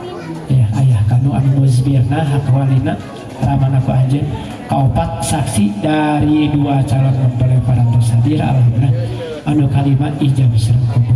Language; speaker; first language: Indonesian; non-native, local second language; Sundanese